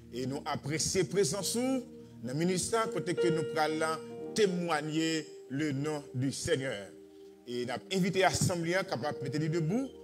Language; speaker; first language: French; non-native, local second language; Haitian Creole